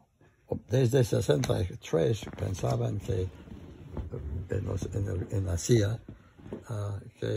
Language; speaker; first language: Spanish; non-native, learner; English